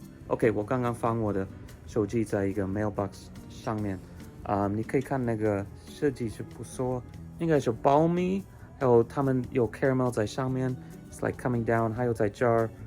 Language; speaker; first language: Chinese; non-native, learner; English